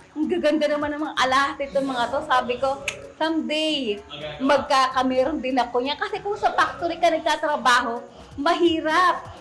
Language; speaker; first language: Filipino; native; Filipino